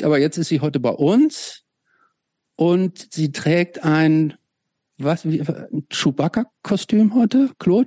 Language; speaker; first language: German; native; German